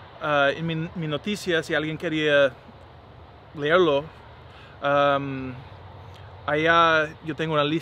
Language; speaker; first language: Spanish; non-native, learner; English